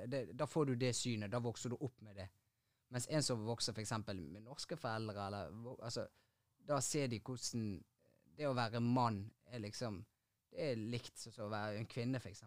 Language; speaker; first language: Norwegian; early bilingual, other home language; Tigrinya